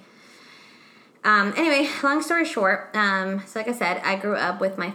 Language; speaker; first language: English; non-native, fluent; Spanish